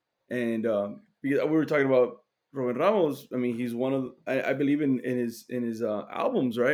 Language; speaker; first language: English; early bilingual, other home language; Spanish